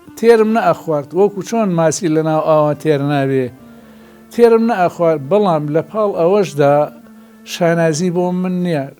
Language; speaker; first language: Central Kurdish; non-native, local second language; Gurani